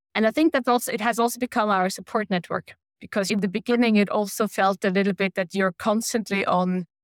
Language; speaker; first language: English; non-native, fluent; German